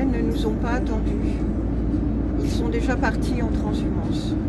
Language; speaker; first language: French; native; French